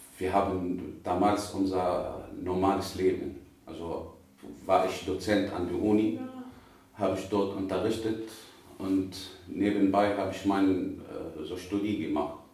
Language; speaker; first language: German; non-native, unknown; Arabic